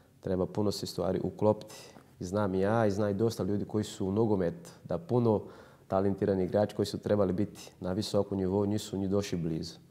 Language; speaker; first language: Croatian; non-native, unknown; Portuguese